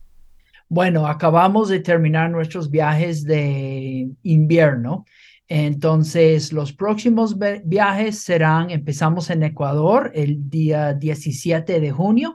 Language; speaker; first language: Spanish; non-native, fluent; English